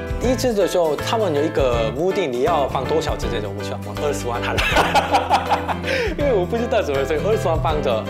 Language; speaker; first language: Chinese; non-native, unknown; Korean